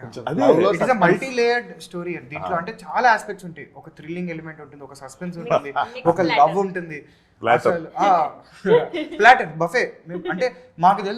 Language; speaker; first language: Telugu; native; Telugu